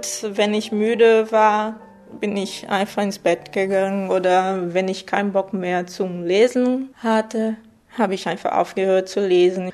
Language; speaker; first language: German; non-native, fluent; Portuguese